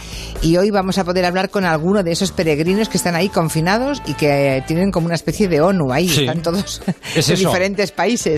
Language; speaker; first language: Spanish; native; Spanish